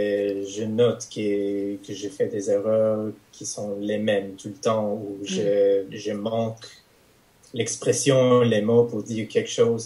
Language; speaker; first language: French; non-native, fluent; English